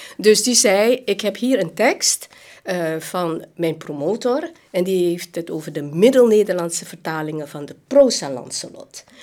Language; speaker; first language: Dutch; non-native, local second language; Hakka Chinese